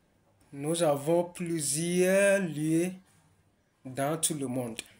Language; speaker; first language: French; non-native, learner; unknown